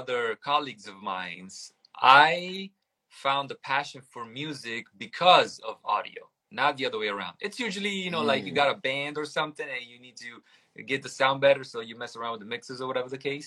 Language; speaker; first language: English; non-native, fluent; Italian